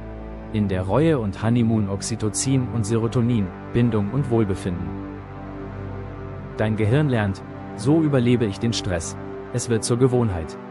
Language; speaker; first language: German; native; German